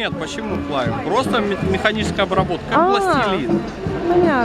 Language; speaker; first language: Russian; native; Russian